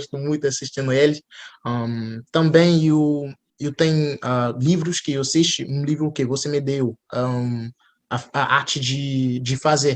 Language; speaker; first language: Portuguese; non-native, fluent; English